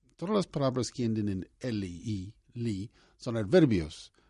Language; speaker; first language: Spanish; non-native, fluent; English